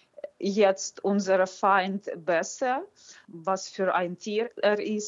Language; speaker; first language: German; non-native, fluent; Ukrainian